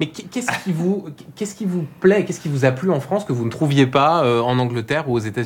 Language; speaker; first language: French; native; French